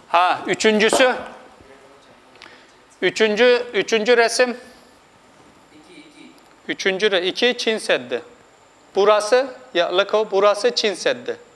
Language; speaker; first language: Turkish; non-native, fluent; Urdu